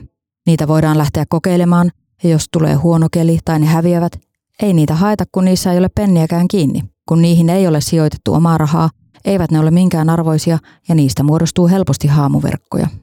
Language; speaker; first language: Finnish; native; Finnish